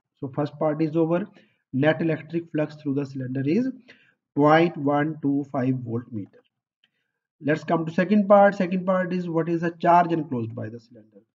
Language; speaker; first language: English; non-native, local second language; Punjabi